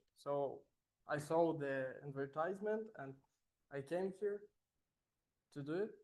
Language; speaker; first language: English; non-native, fluent; Russian